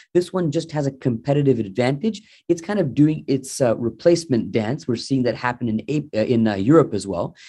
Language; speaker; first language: English; native; English